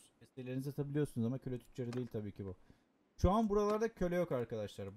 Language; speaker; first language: Turkish; native; Turkish